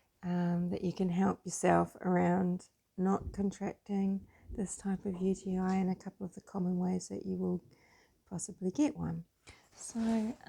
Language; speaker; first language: English; native; English